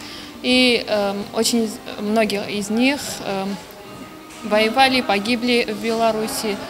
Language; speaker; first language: Russian; non-native, fluent; Armenian